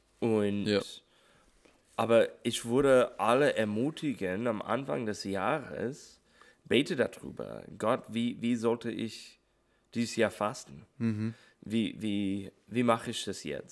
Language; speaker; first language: German; non-native, fluent; English